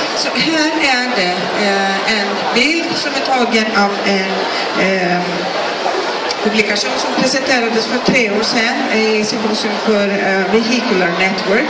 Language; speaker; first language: Swedish; non-native, fluent; Greek